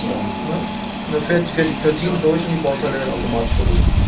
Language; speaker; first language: German; native; German